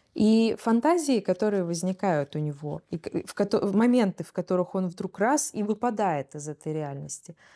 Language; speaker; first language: Russian; native; Russian